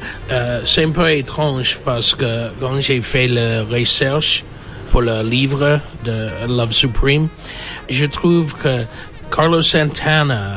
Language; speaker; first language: French; non-native, fluent; English